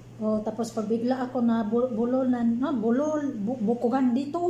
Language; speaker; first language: Filipino; non-native, local second language; Cebuano